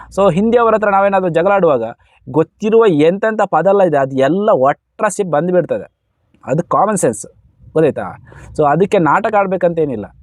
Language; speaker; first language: Kannada; native; Kannada